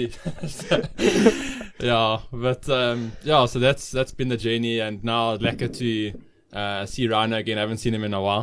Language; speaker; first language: English; native; English